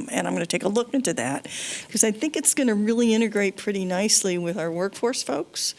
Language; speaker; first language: English; native; English